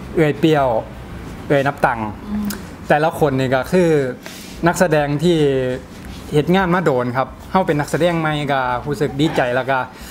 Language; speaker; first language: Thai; native; Thai